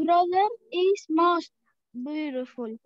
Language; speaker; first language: English; non-native, learner; Spanish